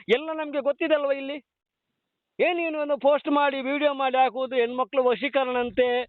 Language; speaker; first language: Kannada; non-native, local second language; Tulu